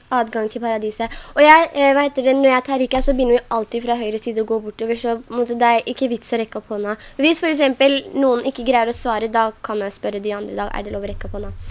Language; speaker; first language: Norwegian; non-native, local second language; Urdu